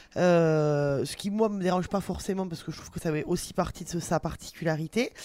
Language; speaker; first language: French; native; French